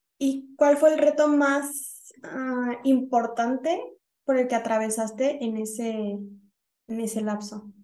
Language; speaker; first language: Spanish; native; Spanish